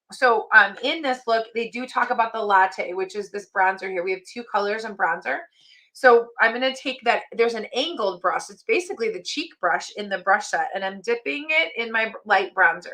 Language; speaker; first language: English; native; English